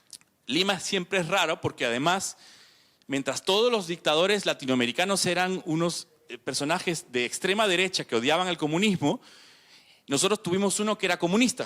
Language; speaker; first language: Spanish; native; Spanish